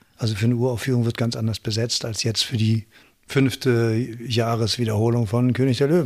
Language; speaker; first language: German; native; German